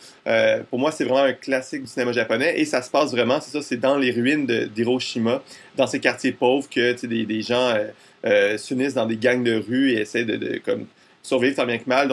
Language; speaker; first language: French; native; French